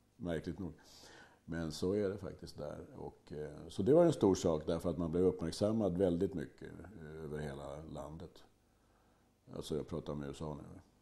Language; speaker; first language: Swedish; early bilingual, other home language; Finnish